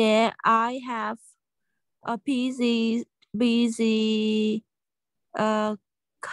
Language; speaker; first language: English; non-native, learner; Vietnamese